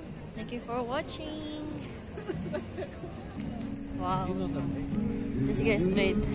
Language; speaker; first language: English; non-native, fluent; Filipino